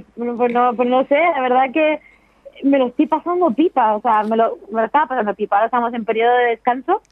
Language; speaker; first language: Spanish; native; Spanish